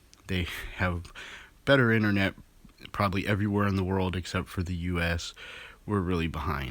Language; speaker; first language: English; native; English